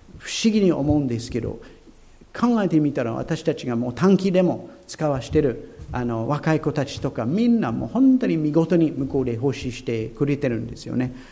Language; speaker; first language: Japanese; non-native, fluent; English